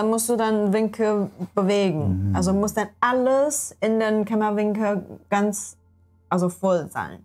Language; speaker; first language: German; non-native, learner; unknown